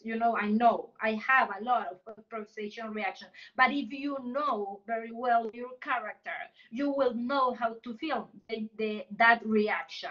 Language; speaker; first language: English; non-native, learner; Spanish